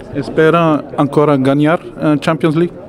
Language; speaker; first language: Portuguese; non-native, learner; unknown